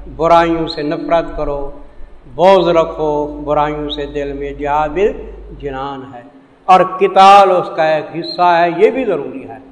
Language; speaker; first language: Urdu; non-native, local second language; Saraiki